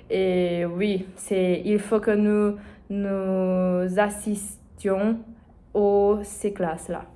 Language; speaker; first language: French; non-native, learner; Portuguese